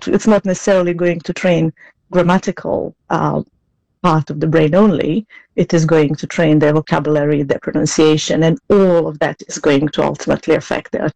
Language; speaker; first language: English; non-native, fluent; Serbian